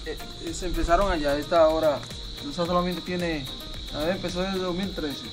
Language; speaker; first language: Spanish; native; Spanish